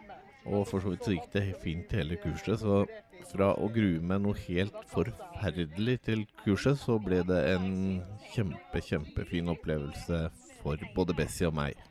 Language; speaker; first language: Norwegian; native; Norwegian